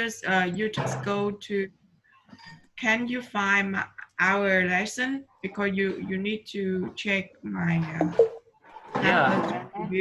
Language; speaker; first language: English; non-native, learner; Vietnamese